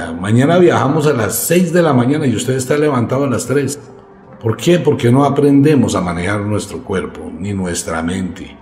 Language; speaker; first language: Spanish; native; Spanish